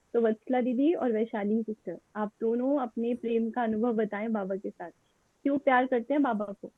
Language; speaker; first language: Hindi; native; Hindi